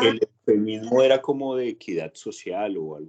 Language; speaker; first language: Spanish; native; Spanish